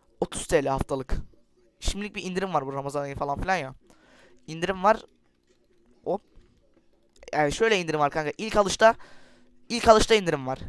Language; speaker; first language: Turkish; native; Turkish